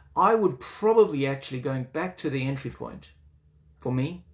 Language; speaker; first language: English; native; English